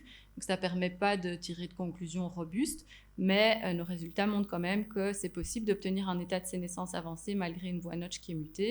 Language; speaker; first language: French; native; French